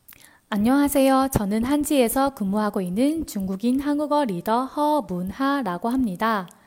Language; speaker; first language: Korean; non-native, fluent; Chinese